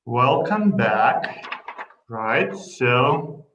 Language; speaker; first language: English; non-native, fluent; Lithuanian